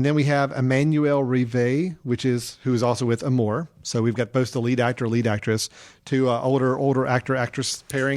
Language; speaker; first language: English; native; English